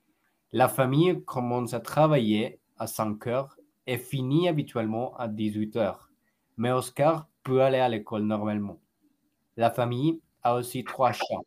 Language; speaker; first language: French; non-native, learner; Spanish